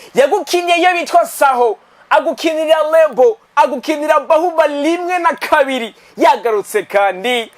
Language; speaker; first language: Rundi; native; Rundi